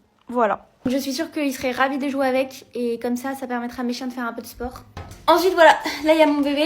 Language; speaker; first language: French; native; French